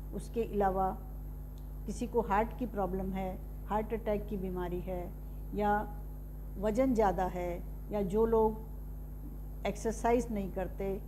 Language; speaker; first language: Hindi; native; Hindi